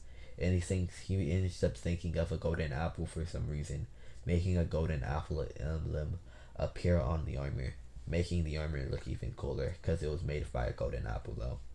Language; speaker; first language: English; native; English